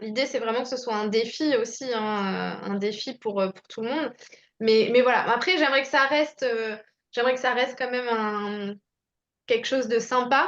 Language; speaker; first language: French; native; French